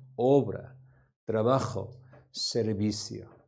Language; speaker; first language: Spanish; non-native, learner; Korean